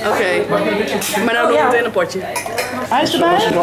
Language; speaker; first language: Dutch; native; Dutch